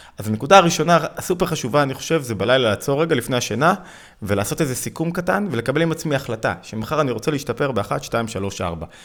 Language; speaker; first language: Hebrew; native; Hebrew